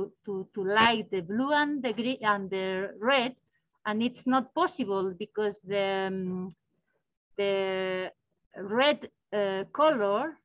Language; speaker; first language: English; non-native, learner; Spanish